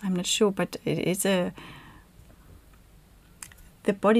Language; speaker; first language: English; non-native, fluent; German